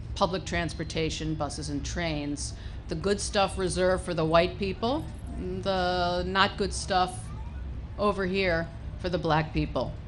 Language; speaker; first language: English; native; English